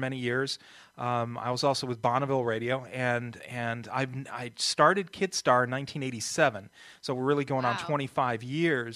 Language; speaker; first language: English; early bilingual, other home language; Italian